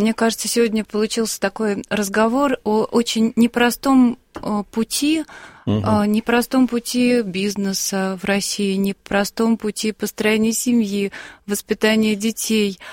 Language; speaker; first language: Russian; native; Russian